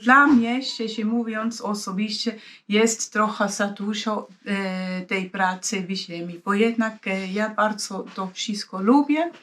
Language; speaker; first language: Polish; non-native, fluent; Swiss German